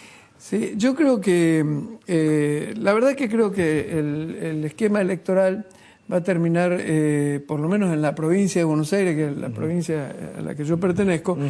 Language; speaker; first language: Spanish; native; Spanish